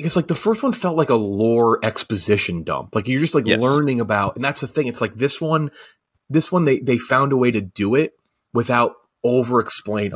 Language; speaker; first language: English; native; English